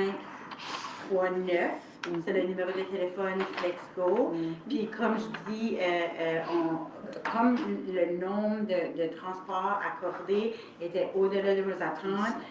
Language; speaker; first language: French; native; French